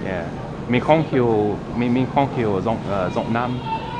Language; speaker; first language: Vietnamese; non-native, learner; English